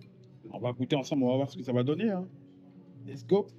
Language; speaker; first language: French; native; French